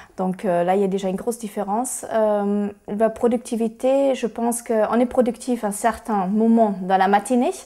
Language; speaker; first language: French; non-native, fluent; German